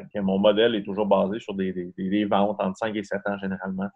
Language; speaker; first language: French; native; French